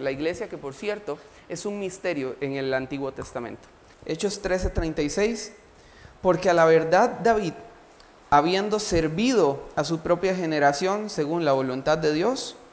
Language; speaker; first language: Spanish; native; Spanish